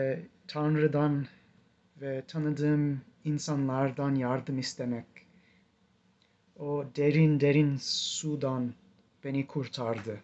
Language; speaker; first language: Turkish; non-native, fluent; English